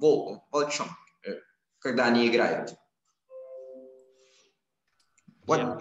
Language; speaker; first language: Russian; non-native, learner; Spanish